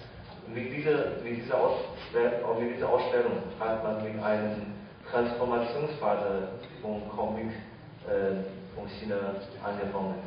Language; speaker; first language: German; non-native, fluent; Chinese